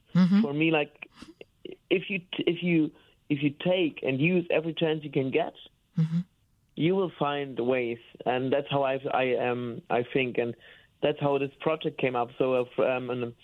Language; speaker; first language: English; non-native, fluent; German